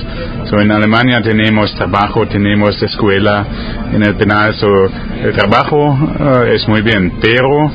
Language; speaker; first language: Spanish; non-native, learner; German